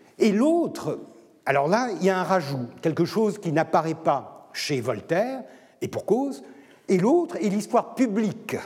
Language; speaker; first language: French; non-native, fluent; Turkish